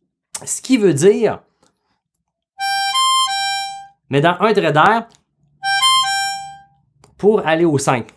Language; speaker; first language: French; native; French